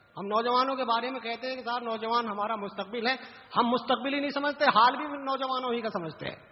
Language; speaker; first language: Urdu; native; Urdu